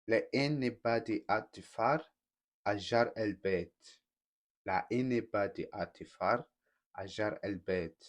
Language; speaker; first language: Arabic; non-native, learner; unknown